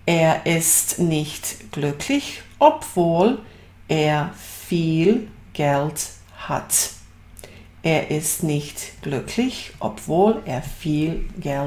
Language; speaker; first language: German; non-native, fluent; Bosnian